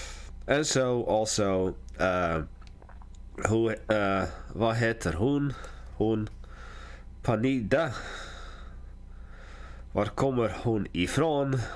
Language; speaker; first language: Swedish; non-native, learner; English